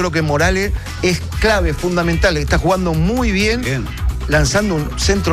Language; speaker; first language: Spanish; native; Spanish